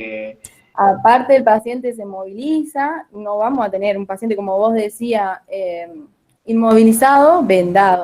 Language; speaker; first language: Spanish; native; Spanish